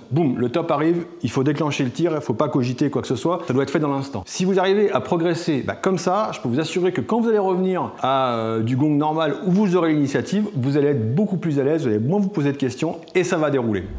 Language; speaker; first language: French; native; French